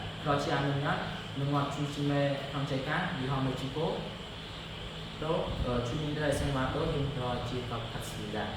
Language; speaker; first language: Korean; non-native, learner; Khmer